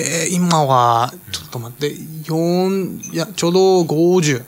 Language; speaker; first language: Japanese; non-native, fluent; English